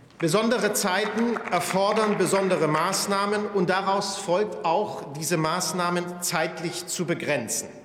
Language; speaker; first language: German; native; German